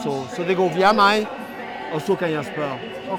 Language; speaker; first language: Danish; non-native, fluent; French